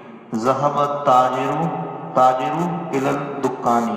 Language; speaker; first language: Arabic; non-native, learner; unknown